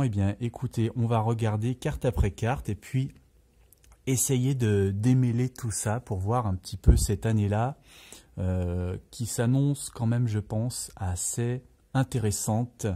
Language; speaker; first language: French; native; French